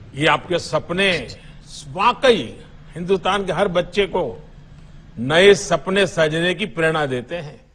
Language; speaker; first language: Hindi; non-native, local second language; Gujarati